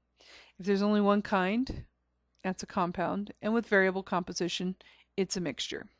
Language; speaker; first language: English; native; English